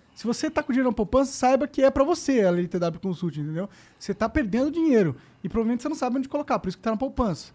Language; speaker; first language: Portuguese; native; Portuguese